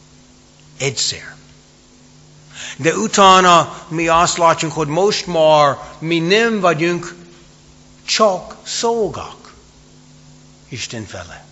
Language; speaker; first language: Hungarian; non-native, fluent; English